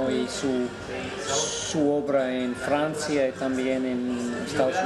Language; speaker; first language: Spanish; non-native, fluent; English